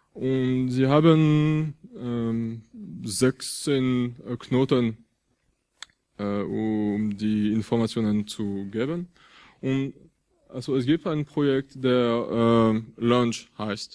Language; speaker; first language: German; non-native, fluent; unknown